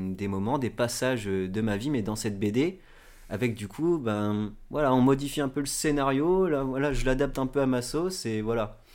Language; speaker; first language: French; native; French